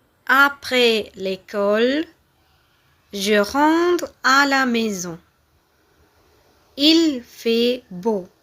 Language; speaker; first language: French; non-native, fluent; Tamil